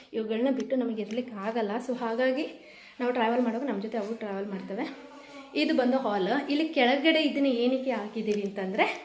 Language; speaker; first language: Kannada; non-native, local second language; Kodava